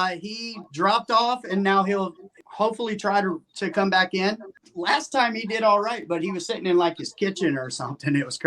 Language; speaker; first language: English; native; English